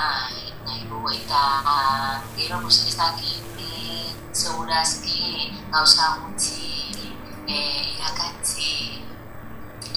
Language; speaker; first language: Basque; non-native, learner; Spanish